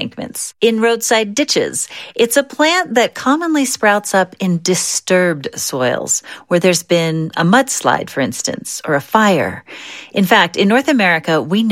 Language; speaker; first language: English; native; English